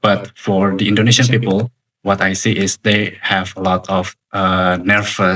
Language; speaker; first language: English; non-native, learner; Indonesian